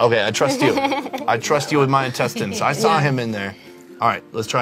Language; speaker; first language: English; native; English